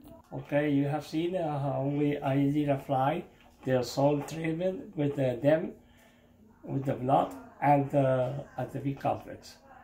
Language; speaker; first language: English; non-native, learner; Spanish